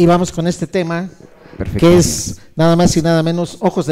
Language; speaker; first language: Spanish; native; Spanish